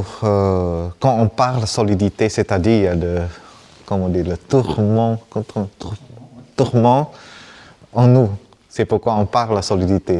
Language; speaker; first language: French; non-native, fluent; Vietnamese